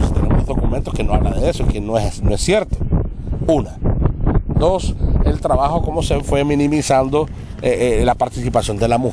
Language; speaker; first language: Spanish; native; Spanish